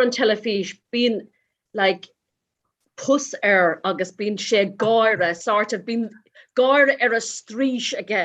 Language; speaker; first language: Irish; non-native, learner; English